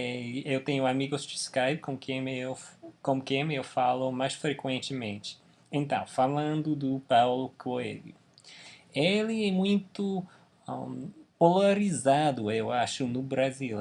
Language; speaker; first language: Portuguese; non-native, fluent; English